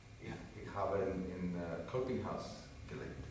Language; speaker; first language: German; non-native, learner; English